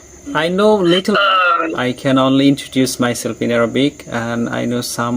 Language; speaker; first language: English; non-native, learner; Bangla